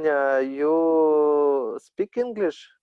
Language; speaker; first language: English; non-native, learner; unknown